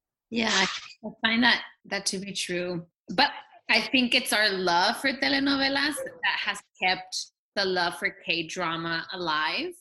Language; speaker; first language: English; early bilingual, other home language; Spanish